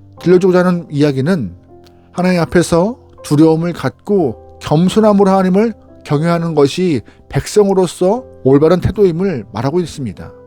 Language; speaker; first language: Korean; native; Korean